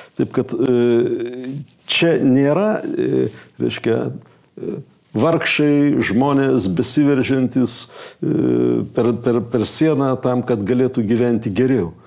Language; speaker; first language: Lithuanian; native; Lithuanian